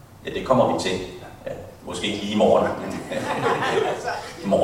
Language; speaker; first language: Danish; native; Danish